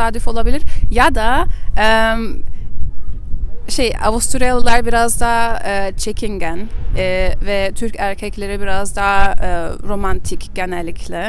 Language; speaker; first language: Turkish; early bilingual, heritage; German